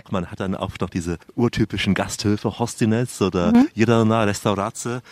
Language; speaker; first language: German; native; German